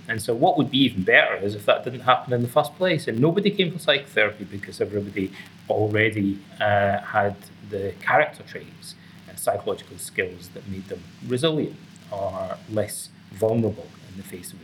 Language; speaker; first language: English; native; English